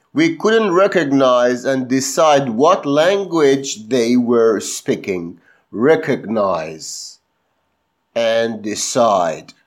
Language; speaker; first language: English; non-native, fluent; Persian